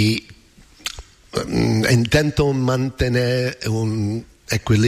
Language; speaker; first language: Spanish; non-native, learner; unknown